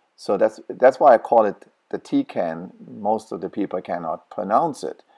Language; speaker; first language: English; non-native, fluent; German